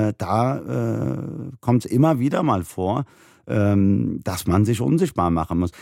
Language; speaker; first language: German; early bilingual, other home language; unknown